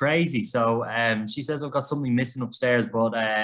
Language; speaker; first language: English; native; English